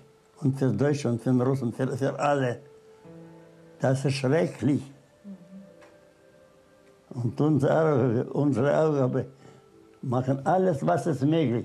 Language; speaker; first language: German; non-native, learner; Russian